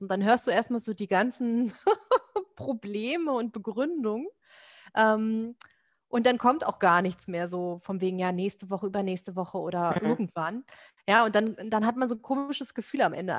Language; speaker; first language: German; native; German